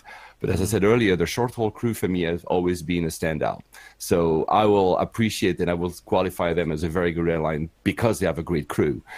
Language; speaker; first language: English; non-native, fluent; French